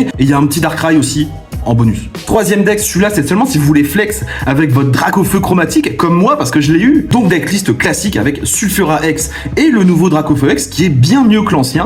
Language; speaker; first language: French; native; French